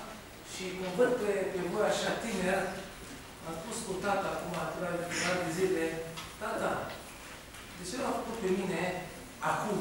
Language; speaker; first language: Romanian; non-native, learner; Hebrew